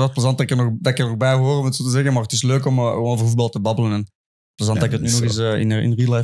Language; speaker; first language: Dutch; native; Dutch